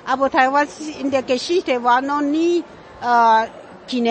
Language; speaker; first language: German; non-native, fluent; Min Nan Chinese